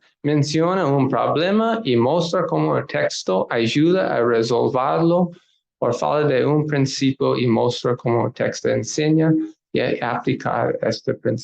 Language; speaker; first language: Portuguese; non-native, learner; English